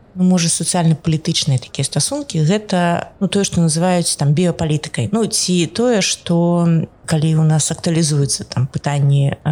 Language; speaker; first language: Belarusian; non-native, local second language; Russian